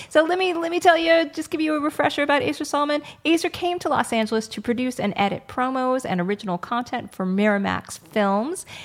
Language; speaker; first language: English; native; English